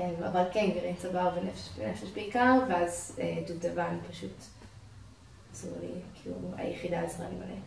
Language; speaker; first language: Hebrew; non-native, fluent; English